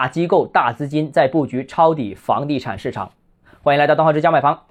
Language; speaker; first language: Chinese; native; Chinese